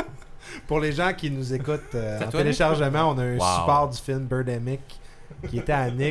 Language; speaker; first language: French; native; French